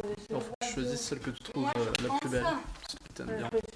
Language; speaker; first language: French; native; French